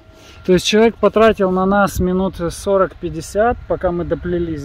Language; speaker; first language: Russian; native; Russian